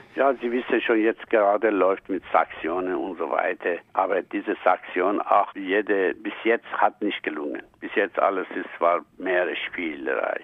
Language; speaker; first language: German; non-native, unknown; Persian